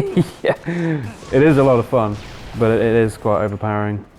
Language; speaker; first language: English; native; English